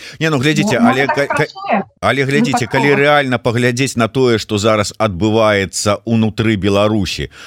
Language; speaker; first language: Belarusian; non-native, local second language; Russian